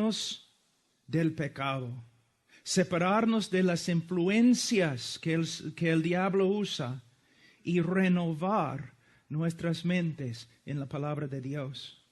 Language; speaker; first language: Spanish; non-native, fluent; English